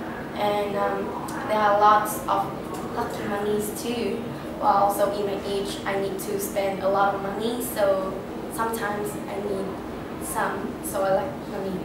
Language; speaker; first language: English; non-native, learner; Vietnamese